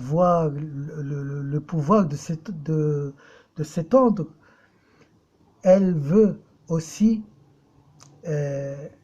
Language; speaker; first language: French; non-native, local second language; Arabic